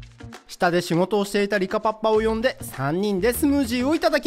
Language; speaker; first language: Japanese; native; Japanese